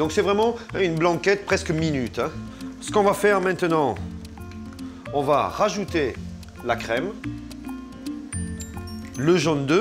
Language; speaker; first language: French; native; French